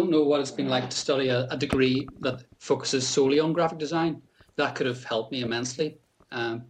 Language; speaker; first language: English; native; English